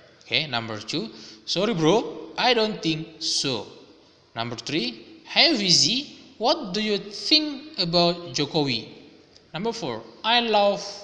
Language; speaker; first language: English; non-native, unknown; Indonesian